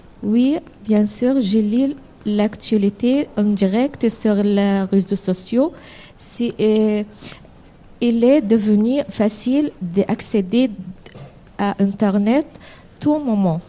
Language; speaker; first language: French; non-native, learner; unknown